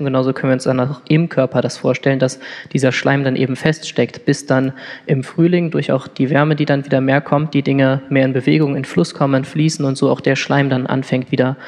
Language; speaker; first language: German; native; German